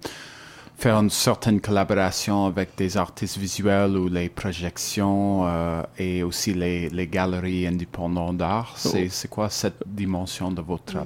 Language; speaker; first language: French; non-native, learner; English